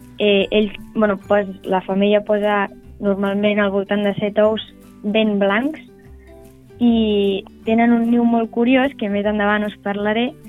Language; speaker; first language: Catalan; native; Catalan